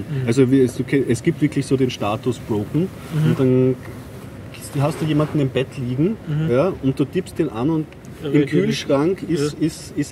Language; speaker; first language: German; native; German